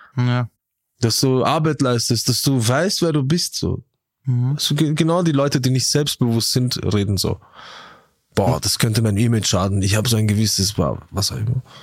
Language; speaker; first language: German; early bilingual, other home language; Turkish